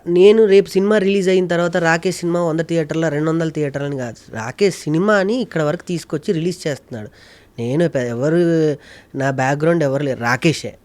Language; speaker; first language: Telugu; native; Telugu